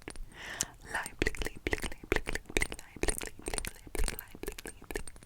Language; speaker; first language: German; non-native, learner; English